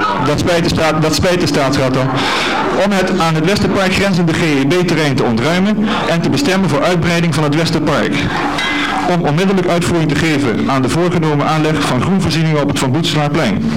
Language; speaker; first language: Dutch; native; Dutch